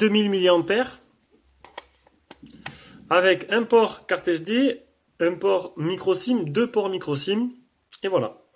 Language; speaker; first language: French; native; French